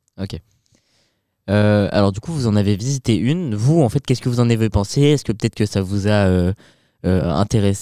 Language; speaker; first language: French; native; French